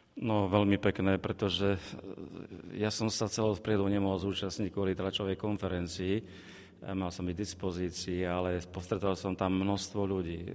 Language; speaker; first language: Slovak; native; Slovak